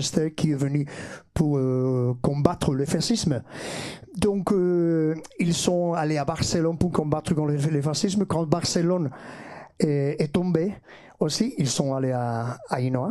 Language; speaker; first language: French; non-native, fluent; Basque